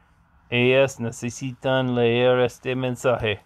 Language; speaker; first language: Spanish; non-native, learner; English